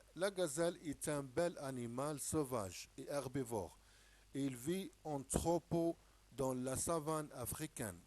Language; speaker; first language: French; non-native, local second language; Arabic